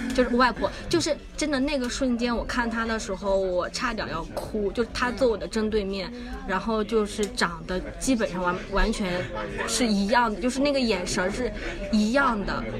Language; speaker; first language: Chinese; native; Chinese